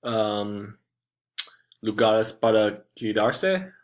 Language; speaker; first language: Spanish; non-native, learner; English